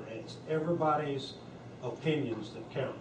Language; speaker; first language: English; native; English